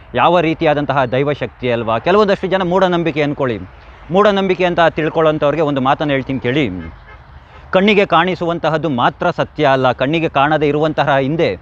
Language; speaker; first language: Kannada; native; Kannada